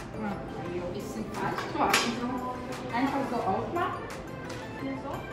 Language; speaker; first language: German; non-native, fluent; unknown